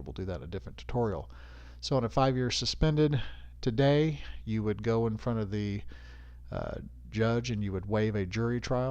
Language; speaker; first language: English; native; English